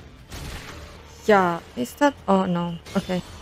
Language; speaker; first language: English; non-native, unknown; Indonesian